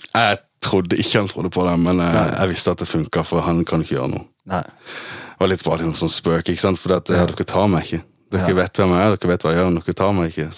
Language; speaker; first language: Norwegian; early bilingual, other home language; German